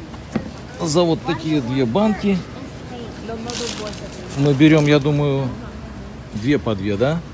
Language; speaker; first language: Russian; native; Russian